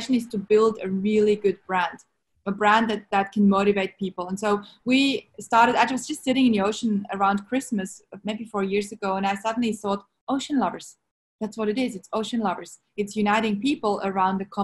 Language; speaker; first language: English; non-native, fluent; Swiss German